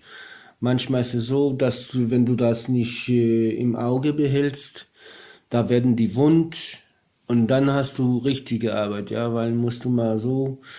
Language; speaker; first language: German; non-native, learner; Polish